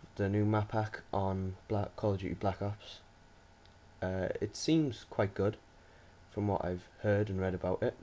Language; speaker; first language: English; native; English